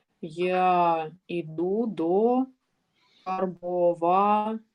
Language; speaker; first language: Ukrainian; non-native, learner; Russian